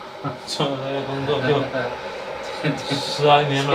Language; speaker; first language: Chinese; native; Chinese